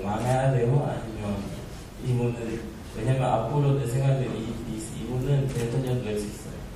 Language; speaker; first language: Korean; non-native, learner; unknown